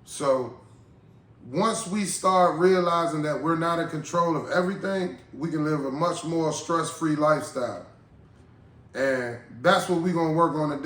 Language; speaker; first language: English; native; English